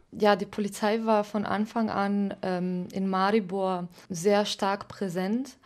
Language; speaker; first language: German; non-native, fluent; Slovenian